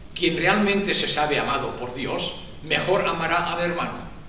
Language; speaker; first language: Spanish; non-native, local second language; Catalan